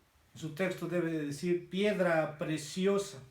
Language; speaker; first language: Spanish; native; Spanish